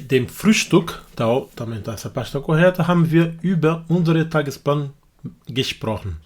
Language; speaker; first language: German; non-native, fluent; Portuguese